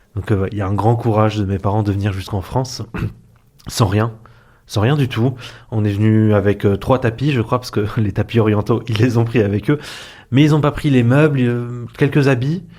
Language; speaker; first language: French; early bilingual, other home language; Arabic